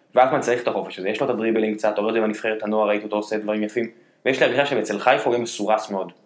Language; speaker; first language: Hebrew; native; Hebrew